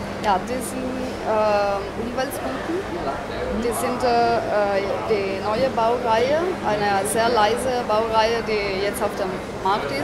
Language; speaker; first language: German; non-native, fluent; Italian